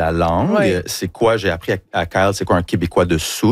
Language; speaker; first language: French; early bilingual, other home language; English